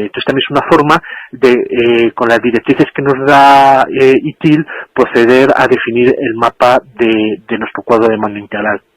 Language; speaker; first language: Spanish; native; Spanish